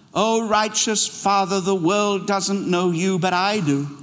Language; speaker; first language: English; native; English